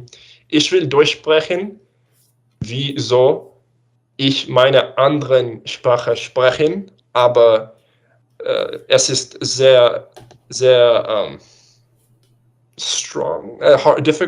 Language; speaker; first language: German; non-native, learner; English